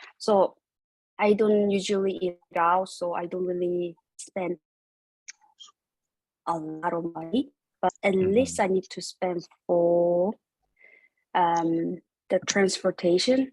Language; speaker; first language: English; non-native, learner; Korean